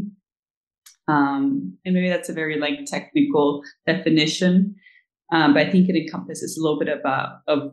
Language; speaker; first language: English; native; English